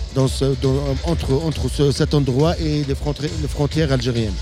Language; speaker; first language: French; non-native, local second language; Arabic